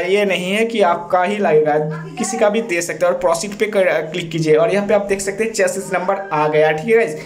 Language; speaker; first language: Hindi; non-native, local second language; Bangla